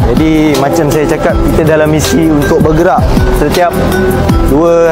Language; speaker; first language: Malay; native; Malay